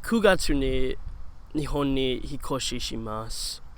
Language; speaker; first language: Japanese; non-native, learner; English